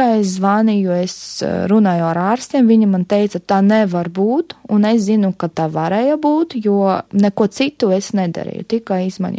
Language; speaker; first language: Latvian; non-native, local second language; Russian